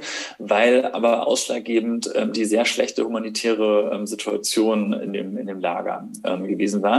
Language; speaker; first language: German; native; German